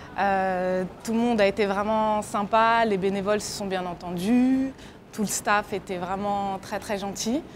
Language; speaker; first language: French; native; French